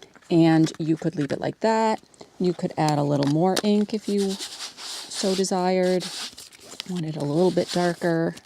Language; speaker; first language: English; native; English